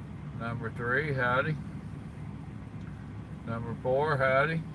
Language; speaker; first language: English; native; English